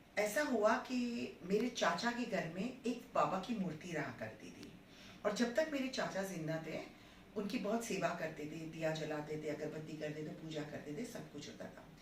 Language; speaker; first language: Hindi; native; Hindi